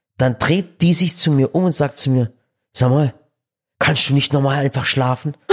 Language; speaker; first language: German; early bilingual, other home language; Turkish